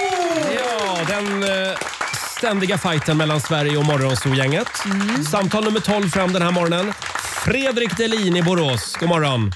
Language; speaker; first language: Swedish; native; Swedish